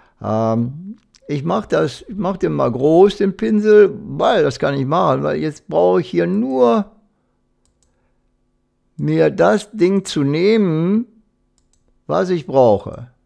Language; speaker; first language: German; native; German